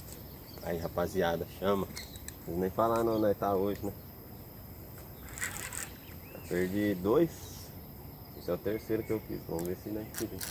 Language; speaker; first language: Portuguese; native; Portuguese